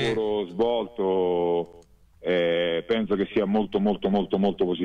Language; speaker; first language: Italian; native; Italian